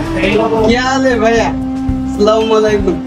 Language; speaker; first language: Hindi; non-native, learner; Bangla